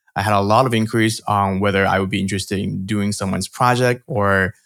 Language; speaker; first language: English; early bilingual, other home language; Chinese